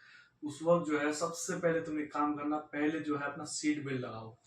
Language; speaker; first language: Hindi; native; Hindi